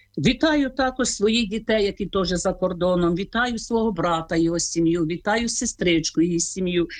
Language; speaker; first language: Ukrainian; native; Ukrainian